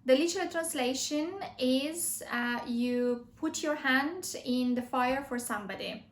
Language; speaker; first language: English; non-native, fluent; Romanian